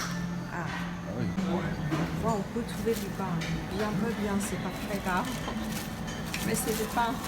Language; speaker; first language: French; non-native, learner; Chinese